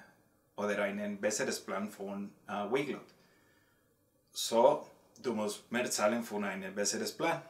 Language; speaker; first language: German; non-native, learner; Spanish